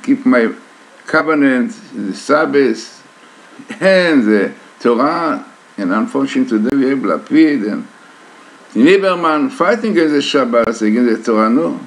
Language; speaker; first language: English; non-native, fluent; Hebrew